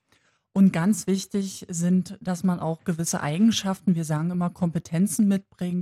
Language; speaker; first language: German; native; German